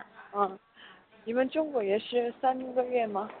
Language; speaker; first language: Chinese; non-native, learner; Korean